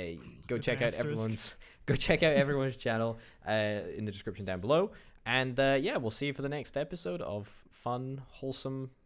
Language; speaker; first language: English; native; English